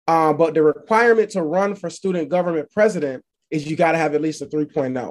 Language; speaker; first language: English; native; English